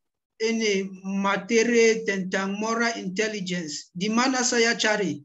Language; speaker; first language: Indonesian; non-native, learner; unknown